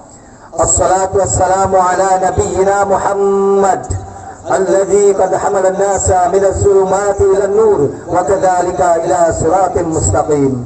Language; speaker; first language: Arabic; non-native, fluent; Indonesian